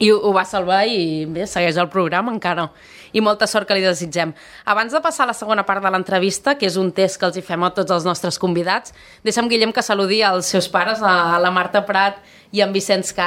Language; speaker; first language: Catalan; native; Catalan